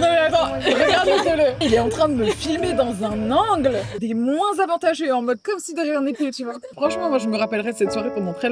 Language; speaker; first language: French; native; French